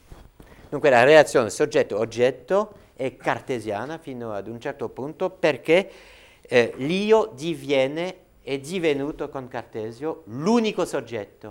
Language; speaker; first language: Italian; non-native, fluent; French